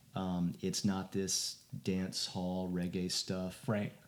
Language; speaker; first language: English; native; English